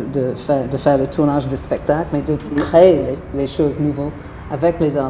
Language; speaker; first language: French; non-native, fluent; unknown